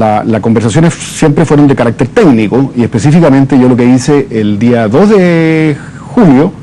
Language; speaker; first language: Spanish; native; Spanish